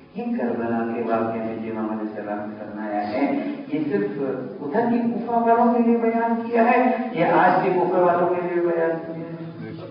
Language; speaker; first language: Urdu; non-native, local second language; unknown